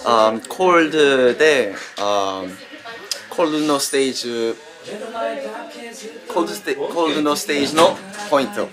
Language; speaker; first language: Japanese; non-native, learner; Korean